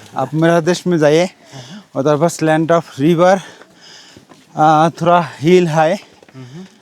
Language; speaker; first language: Hindi; non-native, learner; Bangla